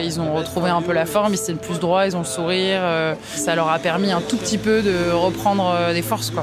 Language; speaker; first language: French; native; French